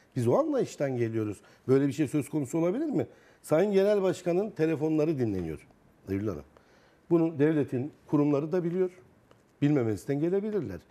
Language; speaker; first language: Turkish; native; Turkish